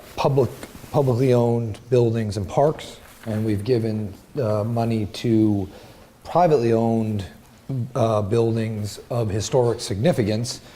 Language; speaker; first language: English; native; English